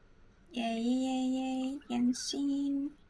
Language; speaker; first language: English; non-native, learner; Vietnamese